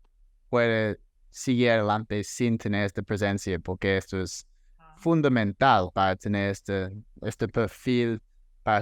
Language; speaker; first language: Spanish; non-native, fluent; English